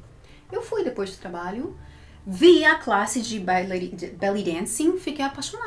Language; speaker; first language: Portuguese; early bilingual, heritage; Portuguese